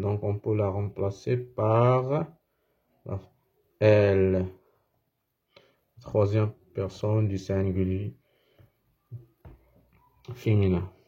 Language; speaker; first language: French; non-native, fluent; Arabic